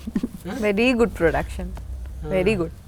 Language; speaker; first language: Telugu; non-native, learner; Bangla